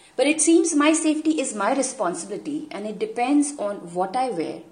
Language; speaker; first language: English; non-native, local second language; Hindi